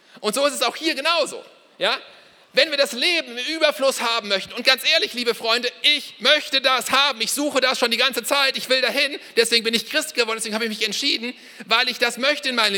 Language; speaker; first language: German; native; German